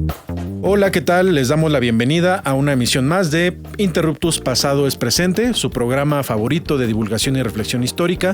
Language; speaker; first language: Spanish; native; Spanish